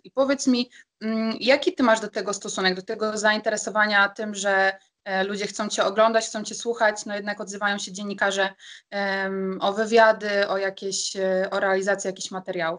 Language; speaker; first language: Polish; native; Polish